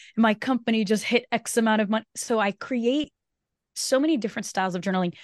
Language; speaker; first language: English; non-native, fluent; Portuguese